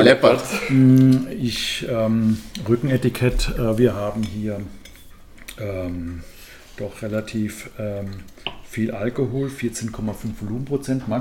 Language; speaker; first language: German; native; German